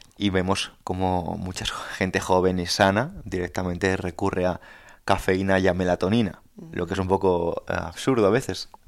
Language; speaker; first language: Spanish; native; Spanish